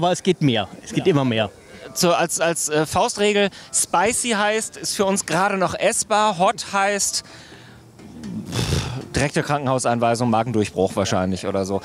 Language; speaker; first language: German; native; German